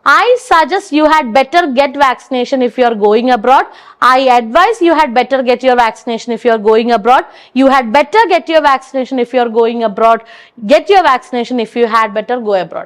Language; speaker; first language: English; non-native, local second language; Malayalam